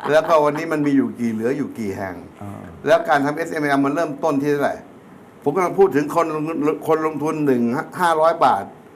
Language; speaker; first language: Thai; native; Thai